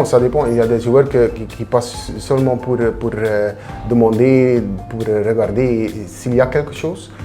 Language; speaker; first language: French; non-native, local second language; Dutch